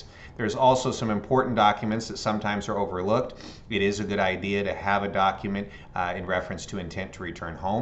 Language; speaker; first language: English; native; English